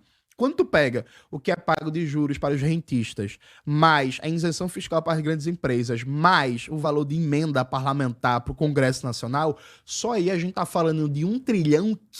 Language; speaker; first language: Portuguese; native; Portuguese